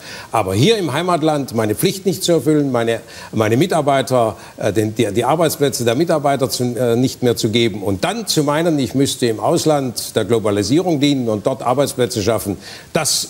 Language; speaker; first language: German; native; German